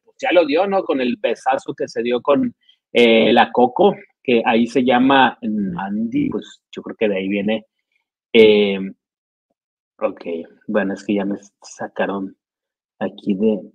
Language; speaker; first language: Spanish; native; Spanish